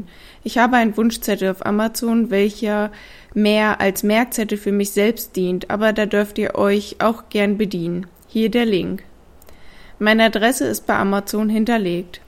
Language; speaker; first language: German; native; German